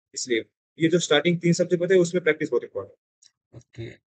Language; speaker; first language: Hindi; non-native, local second language; Marathi